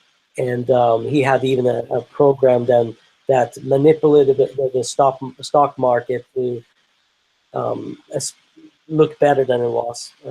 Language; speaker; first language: English; non-native, fluent; Swedish